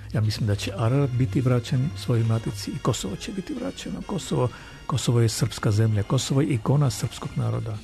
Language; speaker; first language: Serbian; non-native, fluent; Armenian